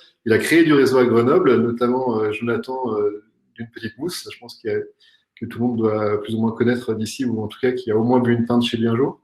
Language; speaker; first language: French; native; French